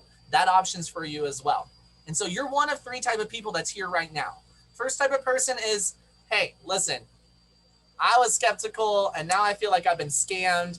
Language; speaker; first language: English; native; English